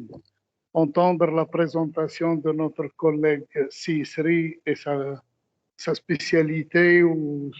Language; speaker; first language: French; non-native, local second language; Arabic